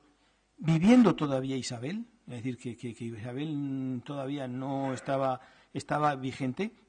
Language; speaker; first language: Spanish; native; Spanish